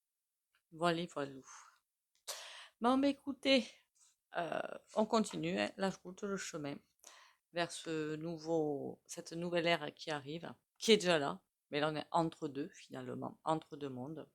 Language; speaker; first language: French; native; French